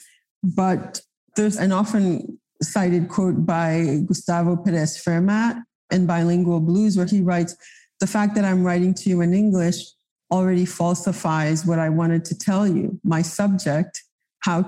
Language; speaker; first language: English; non-native, fluent; Haitian Creole